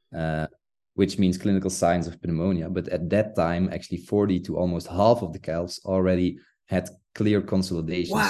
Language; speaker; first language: English; non-native, fluent; Dutch